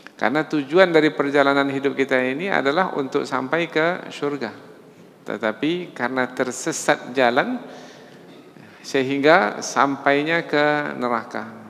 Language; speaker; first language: Malay; native; Malay